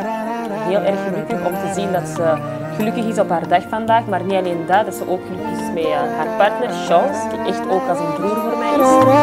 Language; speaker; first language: Dutch; early bilingual, other home language; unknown